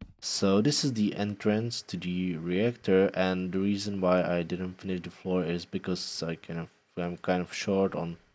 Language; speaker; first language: English; non-native, fluent; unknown